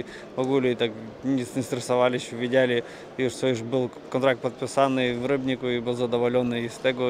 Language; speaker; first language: Polish; non-native, learner; Russian